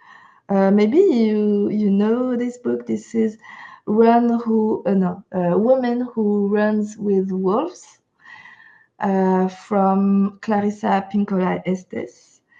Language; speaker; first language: English; non-native, fluent; French